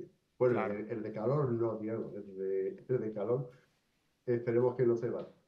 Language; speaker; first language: Spanish; native; Spanish